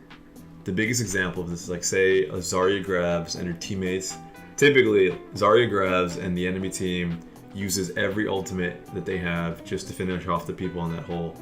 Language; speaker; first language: English; native; English